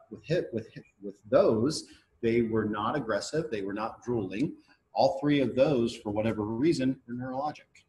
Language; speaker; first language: English; native; English